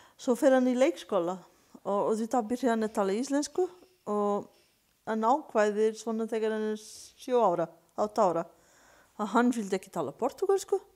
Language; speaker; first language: Icelandic; non-native, fluent; Portuguese